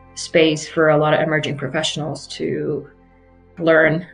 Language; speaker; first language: English; non-native, fluent; Arabic